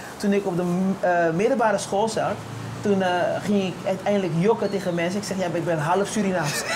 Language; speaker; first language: Dutch; early bilingual, other home language; Papiamento